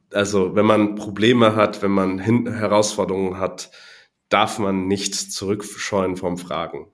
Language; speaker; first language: German; non-native, fluent; Cantonese